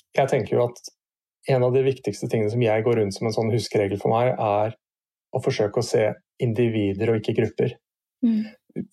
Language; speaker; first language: Norwegian; native; Norwegian